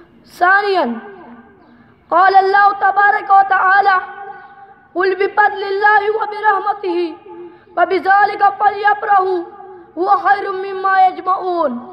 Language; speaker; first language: Arabic; non-native, learner; Urdu